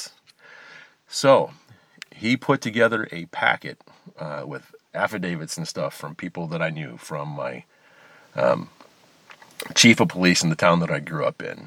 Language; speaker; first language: English; native; English